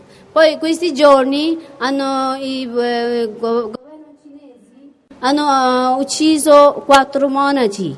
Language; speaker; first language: Italian; non-native, fluent; Tibetan